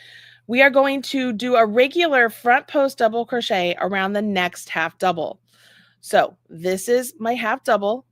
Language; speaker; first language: English; native; English